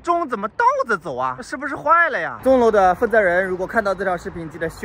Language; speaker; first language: Chinese; native; Chinese